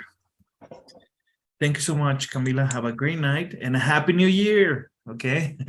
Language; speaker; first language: English; non-native, fluent; Spanish